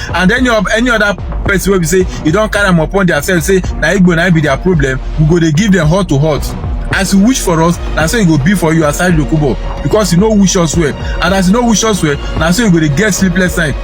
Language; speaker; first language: Nigerian Pidgin; non-native, local second language; Igbo